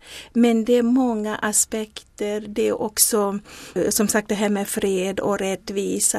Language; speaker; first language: Swedish; non-native, fluent; Zulu